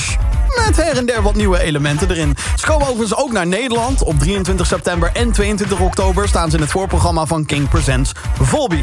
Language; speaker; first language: Dutch; native; Dutch